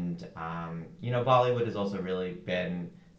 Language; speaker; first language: English; native; English